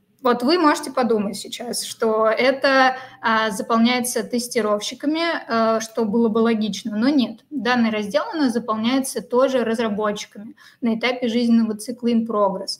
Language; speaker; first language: Russian; native; Russian